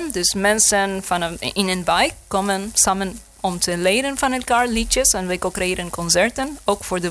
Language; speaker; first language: Dutch; non-native, learner; Spanish